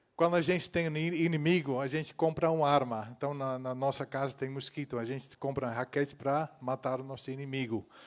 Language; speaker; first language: Portuguese; non-native, fluent; Dutch